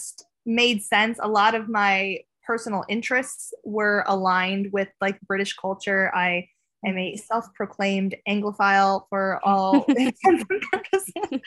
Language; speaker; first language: English; native; English